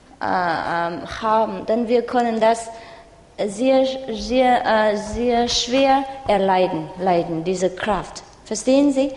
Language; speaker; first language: German; non-native, learner; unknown